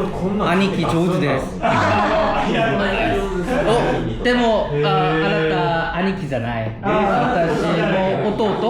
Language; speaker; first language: Japanese; non-native, learner; Korean